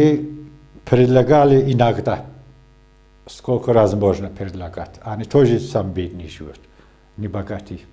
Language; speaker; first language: Russian; non-native, local second language; Azerbaijani